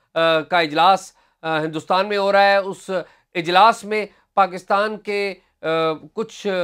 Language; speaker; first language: Urdu; non-native, local second language; Punjabi